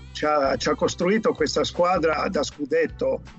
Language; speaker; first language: Italian; native; Italian